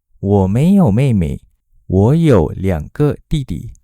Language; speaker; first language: Chinese; non-native, learner; Malay